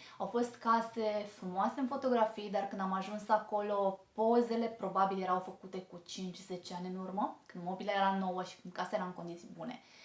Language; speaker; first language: Romanian; native; Romanian